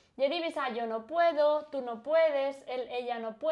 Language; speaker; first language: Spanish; non-native, fluent; Indonesian